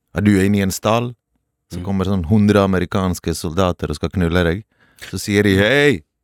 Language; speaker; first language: Norwegian; early bilingual, other home language; Bosnian